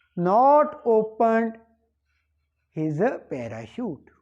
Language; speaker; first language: English; non-native, local second language; Punjabi